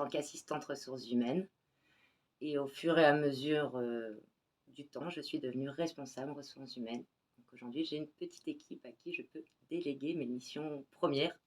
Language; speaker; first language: French; native; French